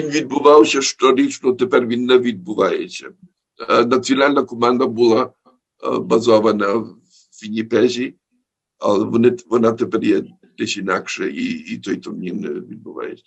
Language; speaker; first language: Ukrainian; early bilingual, heritage; Ukrainian